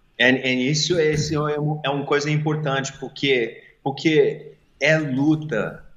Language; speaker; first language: Portuguese; early bilingual, heritage; English